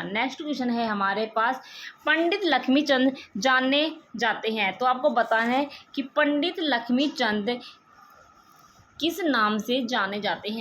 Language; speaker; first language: Hindi; native; Hindi